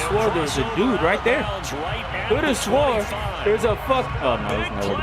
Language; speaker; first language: English; native; English